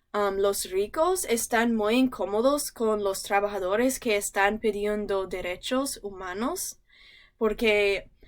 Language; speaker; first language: Spanish; non-native, learner; English